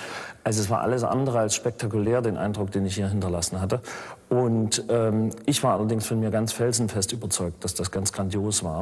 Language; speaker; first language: German; native; German